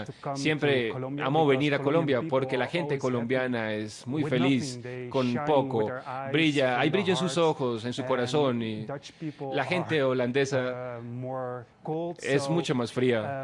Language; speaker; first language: Spanish; non-native, fluent; Dutch